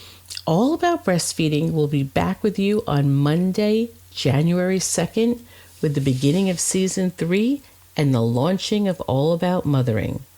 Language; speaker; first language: English; native; English